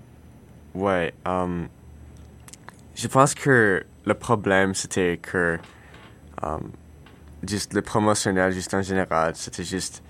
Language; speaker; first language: French; non-native, learner; English